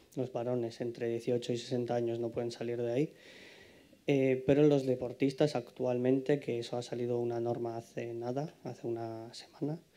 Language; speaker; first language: Spanish; non-native, fluent; Ukrainian